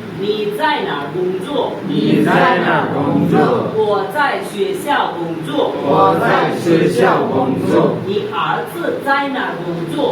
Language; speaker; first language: Chinese; non-native, fluent; Bangla